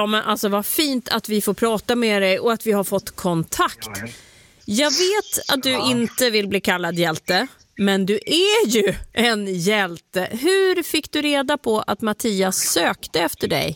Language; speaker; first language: Swedish; native; Swedish